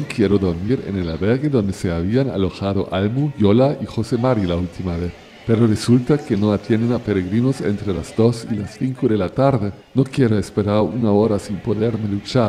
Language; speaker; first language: Spanish; non-native, fluent; German